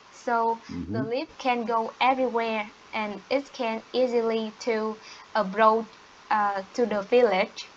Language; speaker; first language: English; non-native, learner; Vietnamese